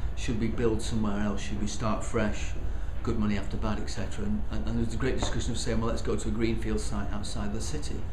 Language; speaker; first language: English; native; English